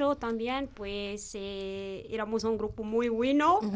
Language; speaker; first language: Spanish; non-native, learner; Arabic